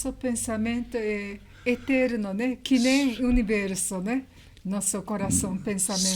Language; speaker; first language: Portuguese; non-native, learner; Japanese